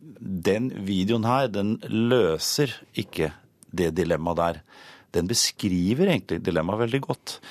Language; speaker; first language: Norwegian; native; Norwegian